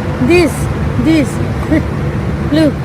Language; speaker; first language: English; non-native, learner; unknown